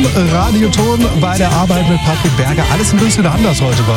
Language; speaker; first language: German; native; German